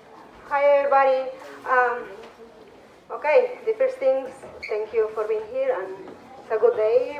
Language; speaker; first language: English; non-native, learner; Spanish